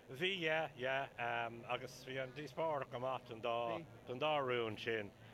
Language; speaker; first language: Irish; non-native, local second language; English